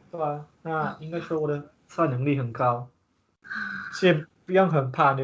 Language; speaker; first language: Chinese; non-native, learner; English